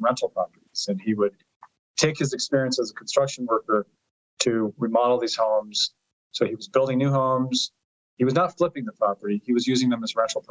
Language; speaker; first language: English; early bilingual, other home language; Italian